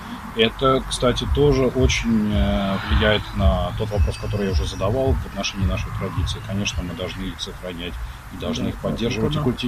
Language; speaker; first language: Russian; native; Russian